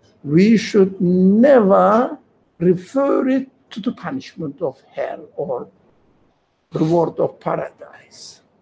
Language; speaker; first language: English; non-native, fluent; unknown